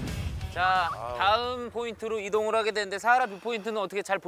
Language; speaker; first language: Korean; native; Korean